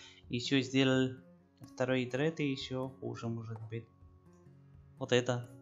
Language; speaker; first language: Russian; non-native, learner; Spanish